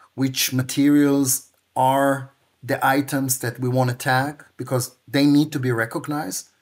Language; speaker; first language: English; non-native, fluent; Hebrew